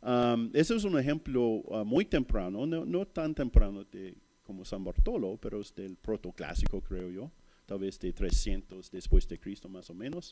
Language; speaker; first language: Spanish; non-native, fluent; English